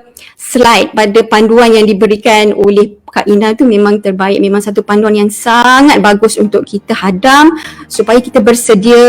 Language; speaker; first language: Malay; native; Malay